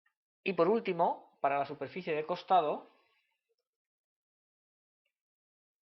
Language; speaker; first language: Spanish; native; Spanish